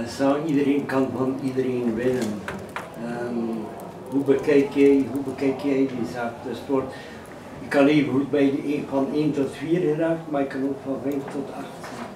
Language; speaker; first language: Dutch; native; Dutch